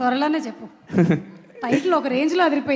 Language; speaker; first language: Telugu; native; Telugu